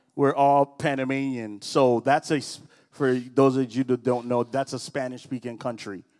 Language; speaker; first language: English; early bilingual, other home language; Spanish